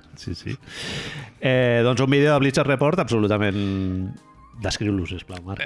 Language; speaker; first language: Catalan; native; Catalan